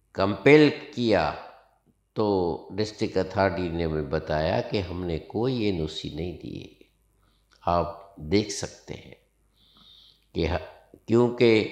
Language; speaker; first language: Urdu; non-native, local second language; Sindhi